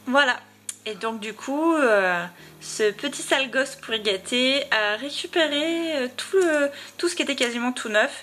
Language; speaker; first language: French; native; French